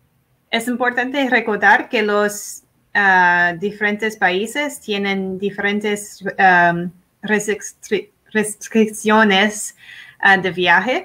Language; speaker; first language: Spanish; non-native, learner; English